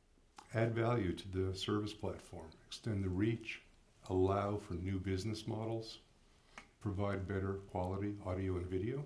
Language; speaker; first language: English; native; English